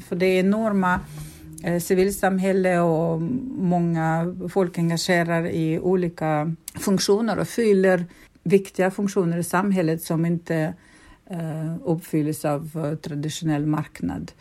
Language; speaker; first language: Swedish; non-native, fluent; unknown